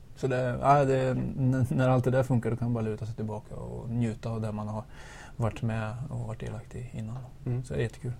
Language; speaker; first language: Swedish; native; Swedish